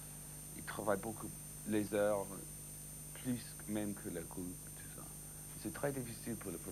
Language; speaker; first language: French; non-native, learner; English